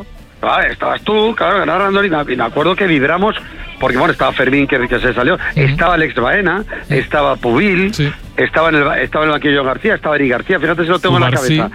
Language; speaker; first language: Spanish; native; Spanish